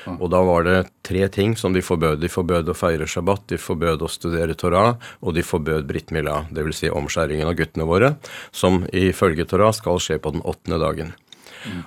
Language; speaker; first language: Norwegian; early bilingual, other home language; Yiddish